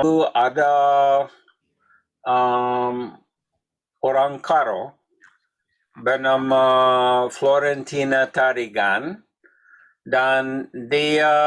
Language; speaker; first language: Indonesian; non-native, learner; English